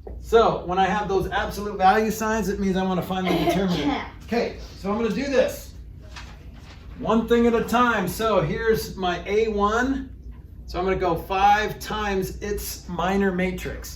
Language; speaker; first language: English; native; English